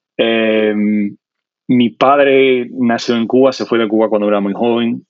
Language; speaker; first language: Spanish; non-native, fluent; English